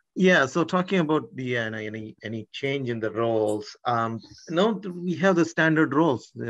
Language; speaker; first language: English; non-native, local second language; Kannada